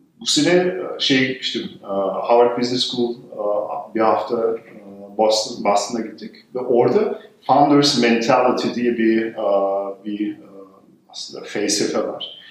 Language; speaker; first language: Turkish; early bilingual, heritage; Turkish